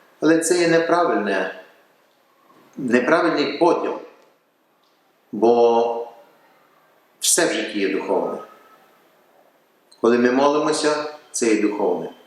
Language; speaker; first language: Ukrainian; early bilingual, heritage; Ukrainian